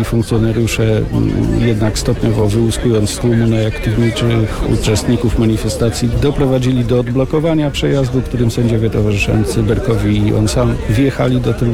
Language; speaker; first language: Polish; native; Polish